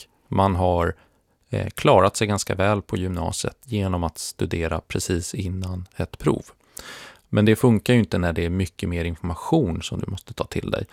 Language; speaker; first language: Swedish; native; Swedish